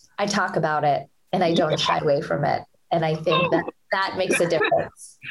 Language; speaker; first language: English; early bilingual, other home language; Hindi